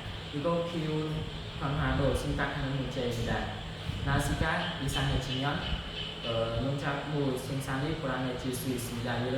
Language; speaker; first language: Korean; non-native, learner; Khmer